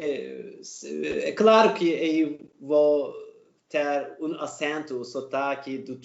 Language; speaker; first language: Portuguese; non-native, learner; Turkish